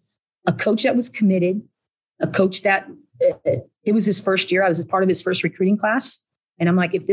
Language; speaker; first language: English; native; English